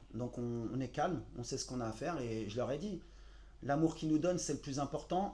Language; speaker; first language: French; native; French